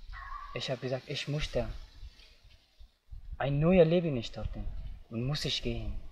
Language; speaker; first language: German; non-native, learner; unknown